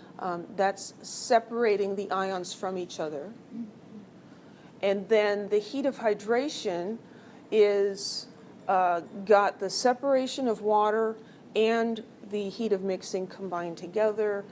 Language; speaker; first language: English; native; English